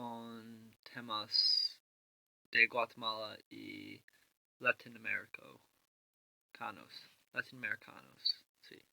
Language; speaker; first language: Spanish; non-native, learner; English